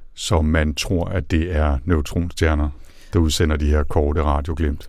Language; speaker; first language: Danish; native; Danish